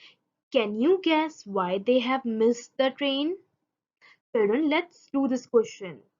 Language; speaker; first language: English; non-native, local second language; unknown